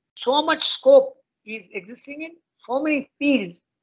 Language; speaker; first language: English; non-native, local second language; Tamil